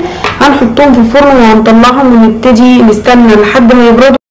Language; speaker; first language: Arabic; native; Arabic